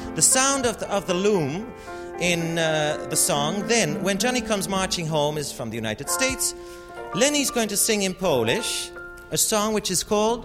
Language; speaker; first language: English; non-native, fluent; Dutch